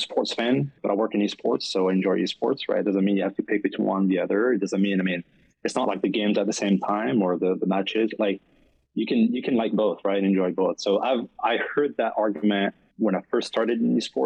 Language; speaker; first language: English; non-native, fluent; French